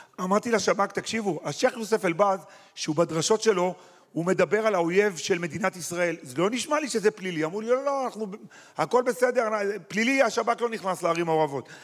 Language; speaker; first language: Hebrew; native; Hebrew